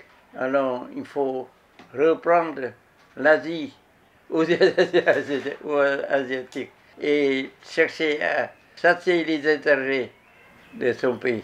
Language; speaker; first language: French; non-native, local second language; Vietnamese